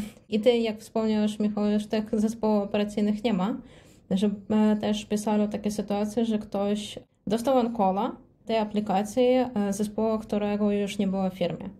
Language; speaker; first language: Polish; non-native, fluent; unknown